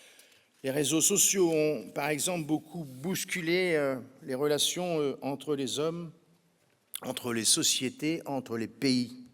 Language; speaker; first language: French; native; French